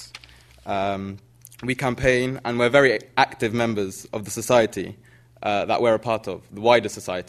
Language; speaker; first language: English; native; English